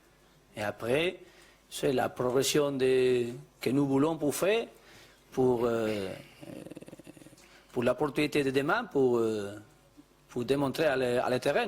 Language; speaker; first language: French; non-native, learner; Spanish